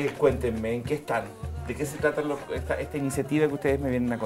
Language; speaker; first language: Spanish; native; Spanish